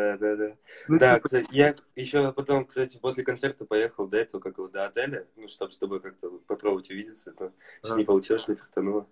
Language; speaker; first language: Russian; native; Russian